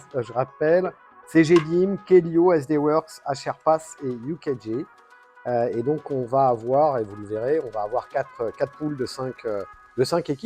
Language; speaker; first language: French; native; French